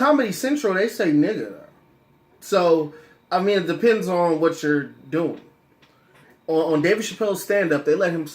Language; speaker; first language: English; native; English